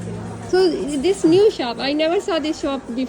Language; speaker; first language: English; non-native, learner; Urdu